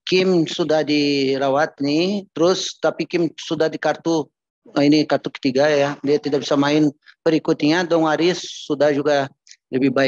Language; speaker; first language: Indonesian; non-native, learner; Portuguese